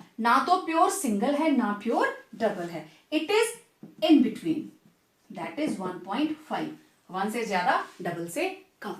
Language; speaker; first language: Hindi; native; Hindi